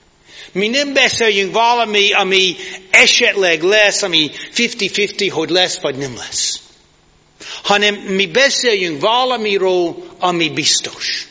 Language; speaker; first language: Hungarian; non-native, fluent; English